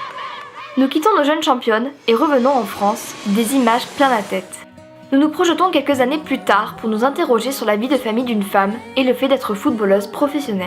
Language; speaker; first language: French; native; French